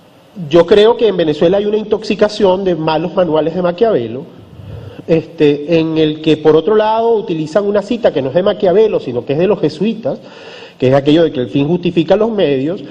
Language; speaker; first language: Spanish; native; Spanish